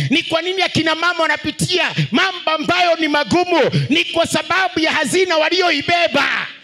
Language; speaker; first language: Swahili; non-native, local second language; Luyia